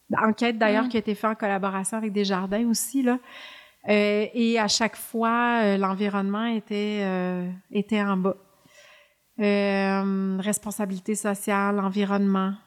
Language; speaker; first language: French; native; French